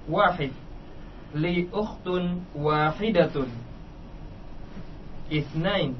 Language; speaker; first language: Arabic; non-native, learner; Indonesian